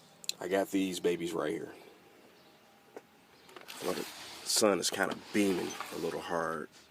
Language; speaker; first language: English; native; English